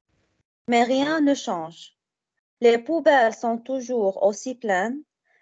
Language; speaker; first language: French; non-native, learner; Arabic